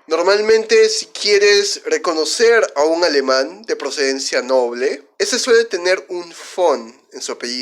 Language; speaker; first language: Spanish; native; Spanish